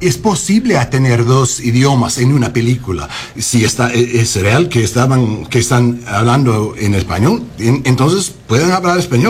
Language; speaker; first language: Spanish; non-native, learner; English